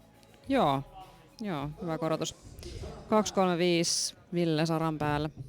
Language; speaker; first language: Finnish; native; Finnish